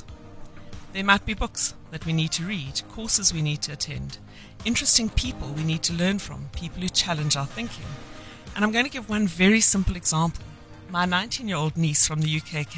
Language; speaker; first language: English; native; English